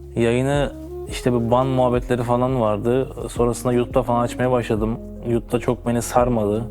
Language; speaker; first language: Turkish; native; Turkish